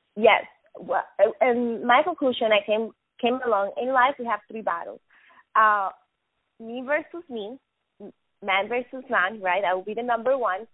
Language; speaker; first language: English; non-native, fluent; Spanish